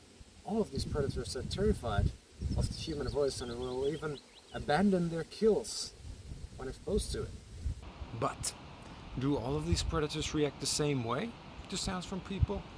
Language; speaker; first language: English; non-native, fluent; Finnish